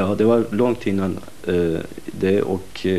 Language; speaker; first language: Swedish; non-native, fluent; Kurdish